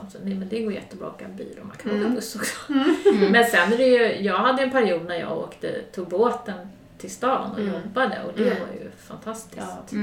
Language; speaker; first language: Swedish; native; Swedish